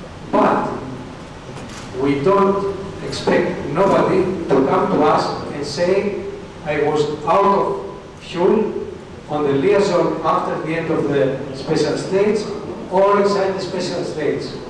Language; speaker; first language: English; non-native, fluent; Greek